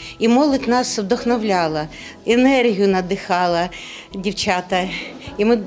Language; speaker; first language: Ukrainian; non-native, local second language; Russian